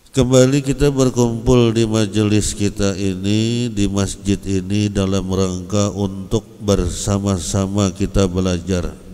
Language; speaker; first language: Indonesian; non-native, local second language; Banjar